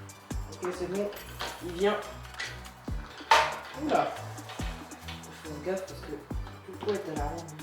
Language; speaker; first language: French; native; French